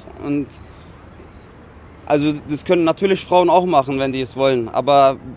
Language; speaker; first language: German; non-native, fluent; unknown